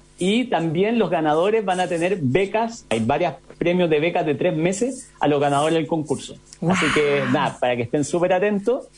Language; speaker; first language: Spanish; native; Spanish